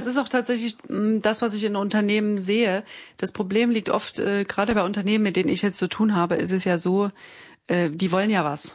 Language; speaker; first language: German; native; German